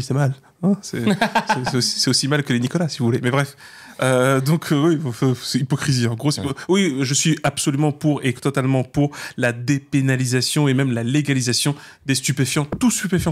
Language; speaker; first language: French; native; French